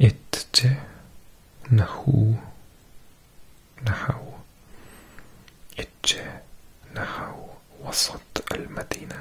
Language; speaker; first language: Arabic; non-native, learner; English